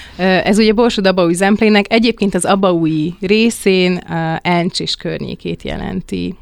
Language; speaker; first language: Hungarian; native; Hungarian